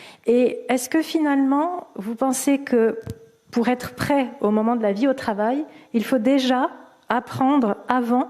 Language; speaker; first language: French; native; French